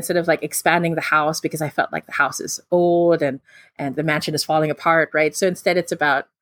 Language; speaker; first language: English; non-native, local second language; Filipino